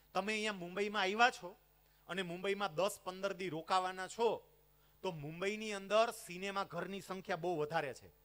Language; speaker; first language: Gujarati; native; Gujarati